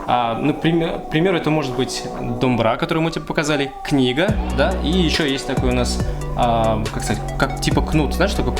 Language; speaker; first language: Russian; native; Russian